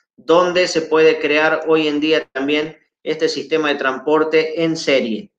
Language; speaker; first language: Spanish; native; Spanish